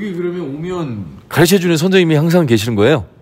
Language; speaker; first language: Korean; native; Korean